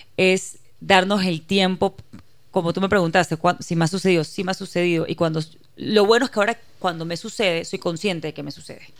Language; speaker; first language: Spanish; native; Spanish